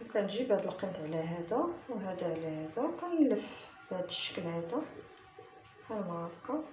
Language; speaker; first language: Arabic; native; Arabic